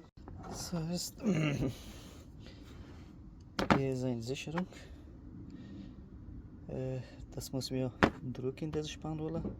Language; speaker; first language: German; non-native, learner; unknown